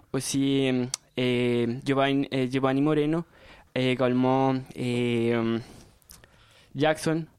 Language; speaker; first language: French; non-native, learner; Spanish